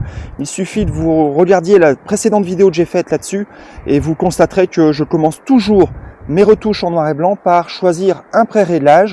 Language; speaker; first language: French; native; French